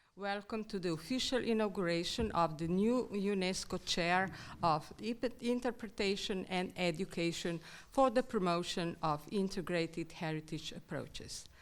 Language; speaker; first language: English; non-native, fluent; Slovenian